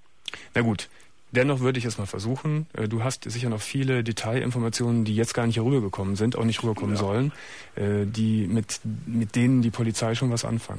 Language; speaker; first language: German; native; German